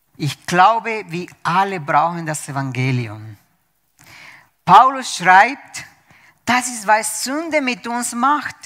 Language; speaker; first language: German; non-native, fluent; Spanish